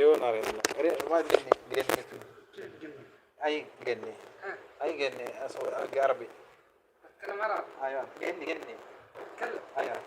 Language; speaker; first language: Arabic; non-native, learner; Malayalam